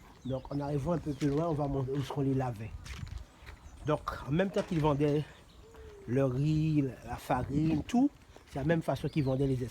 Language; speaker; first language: French; non-native, local second language; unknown